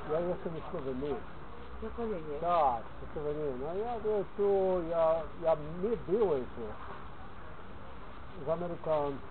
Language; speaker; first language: Polish; non-native, learner; Slovenian